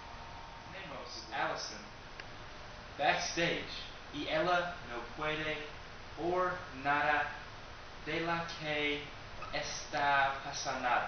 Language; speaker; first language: Spanish; non-native, learner; English